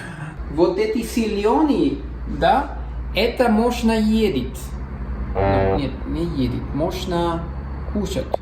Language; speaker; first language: Russian; non-native, learner; Spanish